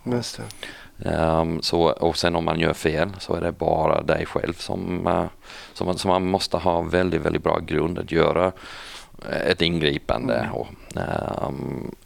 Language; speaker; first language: Swedish; non-native, fluent; English